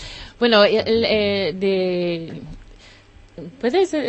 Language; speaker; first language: Spanish; non-native, learner; English